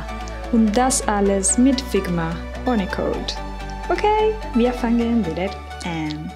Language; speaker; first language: German; non-native, fluent; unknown